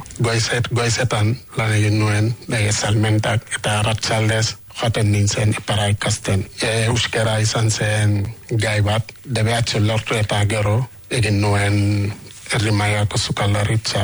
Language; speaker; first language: Basque; non-native, learner; Wolof